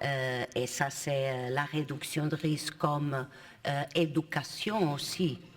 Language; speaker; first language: French; non-native, fluent; Portuguese